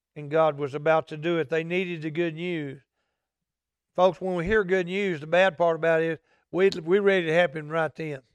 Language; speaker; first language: English; native; English